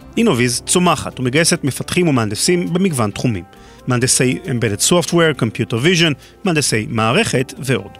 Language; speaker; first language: Hebrew; native; Hebrew